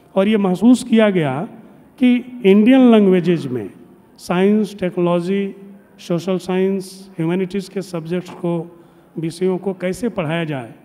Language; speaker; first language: Hindi; native; Hindi